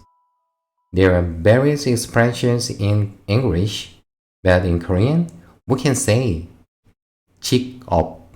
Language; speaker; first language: English; non-native, fluent; Korean